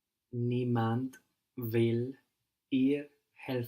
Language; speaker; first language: German; non-native, learner; English